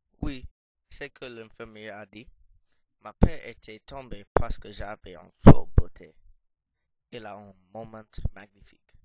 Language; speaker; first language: French; non-native, learner; English